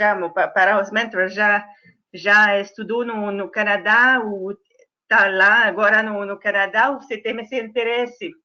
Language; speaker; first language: Portuguese; non-native, fluent; French